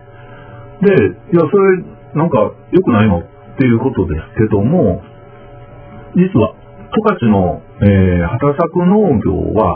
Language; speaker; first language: Japanese; native; Japanese